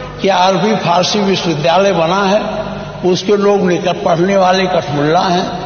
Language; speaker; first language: Hindi; native; Hindi